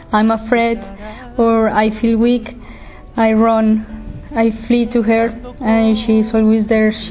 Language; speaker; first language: English; non-native, fluent; Spanish